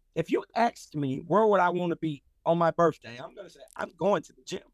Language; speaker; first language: English; native; English